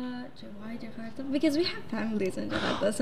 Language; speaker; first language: English; non-native, fluent; Arabic